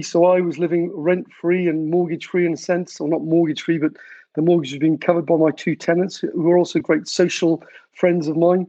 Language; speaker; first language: English; native; English